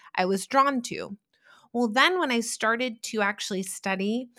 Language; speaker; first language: English; early bilingual, other home language; Italian